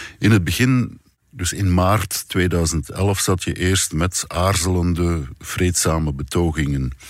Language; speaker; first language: Dutch; native; Dutch